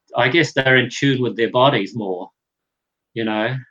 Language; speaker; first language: English; native; English